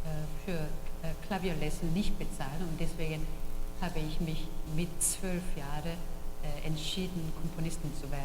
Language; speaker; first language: German; non-native, fluent; Korean